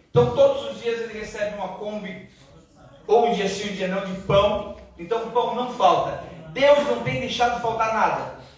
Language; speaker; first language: Portuguese; native; Portuguese